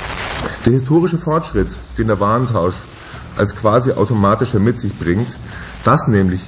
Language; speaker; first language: German; native; German